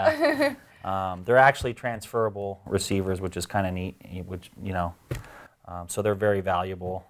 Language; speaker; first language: English; native; English